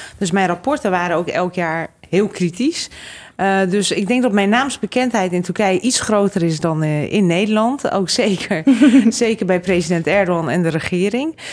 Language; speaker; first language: Dutch; early bilingual, other home language; Hungarian